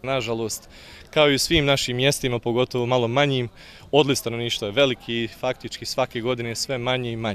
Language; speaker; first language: Serbian; native; Serbian